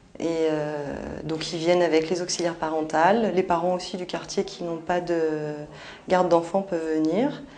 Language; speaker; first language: French; native; French